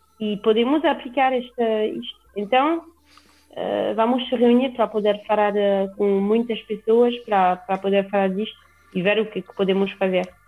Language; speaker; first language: Portuguese; non-native, fluent; French